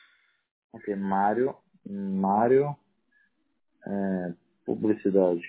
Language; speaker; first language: Spanish; non-native, learner; Portuguese